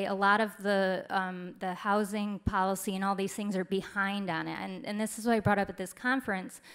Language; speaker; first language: English; native; English